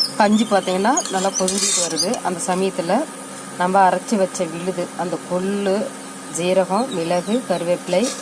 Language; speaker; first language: Tamil; native; Tamil